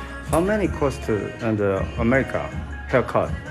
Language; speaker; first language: English; non-native, learner; Korean